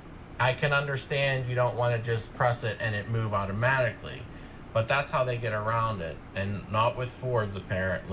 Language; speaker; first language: English; native; English